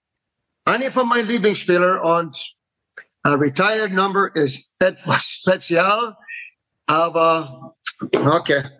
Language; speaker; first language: German; non-native, fluent; English